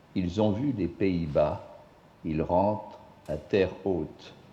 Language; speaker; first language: French; non-native, fluent; English